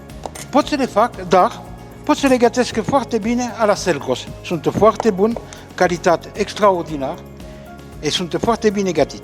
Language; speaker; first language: Romanian; non-native, fluent; French